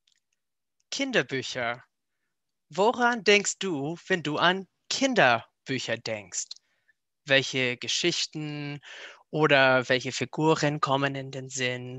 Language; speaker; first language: German; non-native, fluent; English